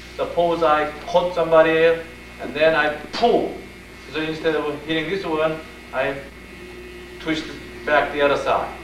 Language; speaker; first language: English; non-native, fluent; Korean